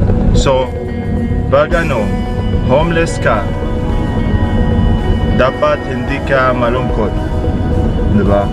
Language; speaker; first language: Filipino; non-native, learner; Arabic